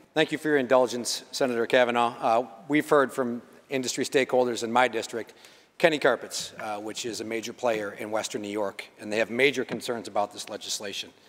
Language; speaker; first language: English; native; English